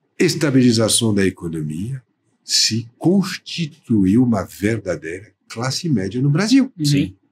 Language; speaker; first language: Portuguese; non-native, fluent; French